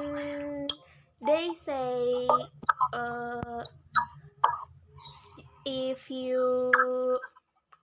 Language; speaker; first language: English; non-native, learner; Indonesian